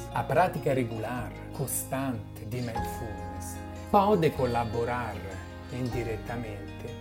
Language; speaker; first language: Portuguese; non-native, fluent; Italian